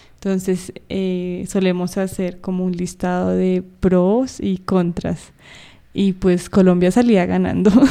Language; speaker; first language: Spanish; native; Spanish